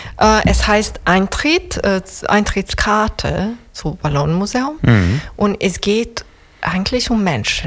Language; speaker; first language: German; non-native, fluent; Serbian